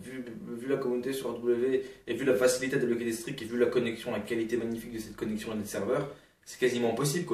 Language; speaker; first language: French; native; French